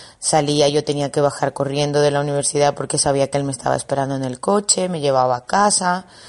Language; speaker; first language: Spanish; native; Spanish